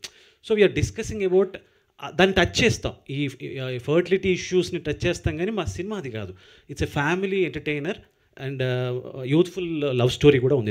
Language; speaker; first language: Telugu; native; Telugu